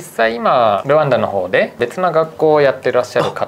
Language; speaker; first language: Japanese; native; Japanese